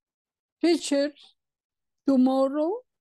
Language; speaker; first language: English; non-native, learner; Spanish